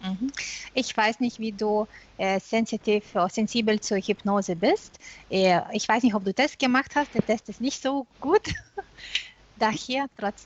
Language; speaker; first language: German; non-native, fluent; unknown